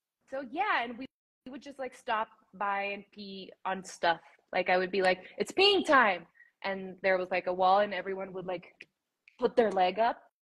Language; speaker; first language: English; early bilingual, other home language; Spanish